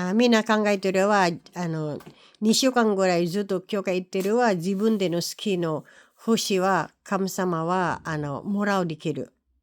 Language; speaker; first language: Japanese; non-native, learner; Filipino